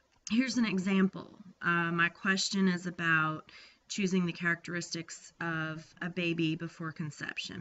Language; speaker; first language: English; native; English